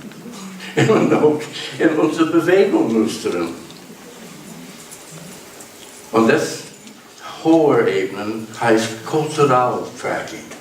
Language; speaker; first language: German; non-native, learner; English